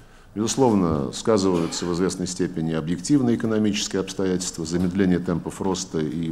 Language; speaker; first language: Russian; native; Russian